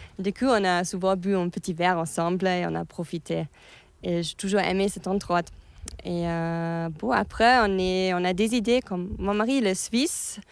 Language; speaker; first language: French; non-native, fluent; German